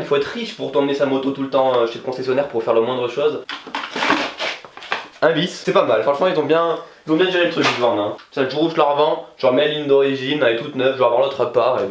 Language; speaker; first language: French; native; French